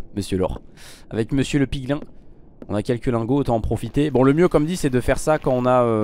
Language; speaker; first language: French; native; French